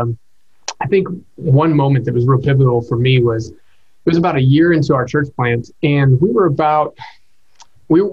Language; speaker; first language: English; native; English